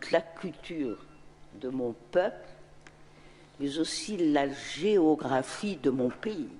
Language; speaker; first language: French; non-native, local second language; Arabic